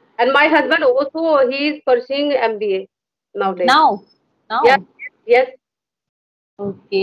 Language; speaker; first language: English; non-native, learner; Hindi